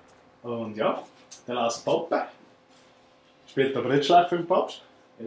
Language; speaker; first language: German; native; German